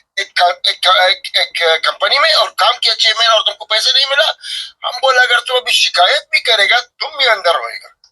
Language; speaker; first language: Hindi; non-native, learner; Arabic